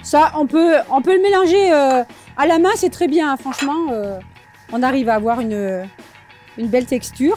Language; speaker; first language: French; native; French